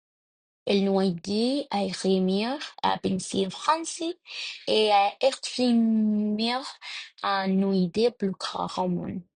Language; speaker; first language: French; non-native, learner; Spanish